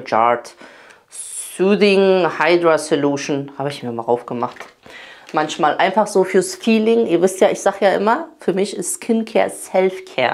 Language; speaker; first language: German; early bilingual, other home language; Polish